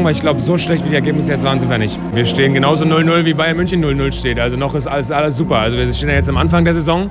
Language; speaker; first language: German; native; German